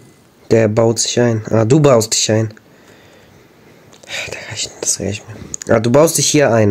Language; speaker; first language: German; native; German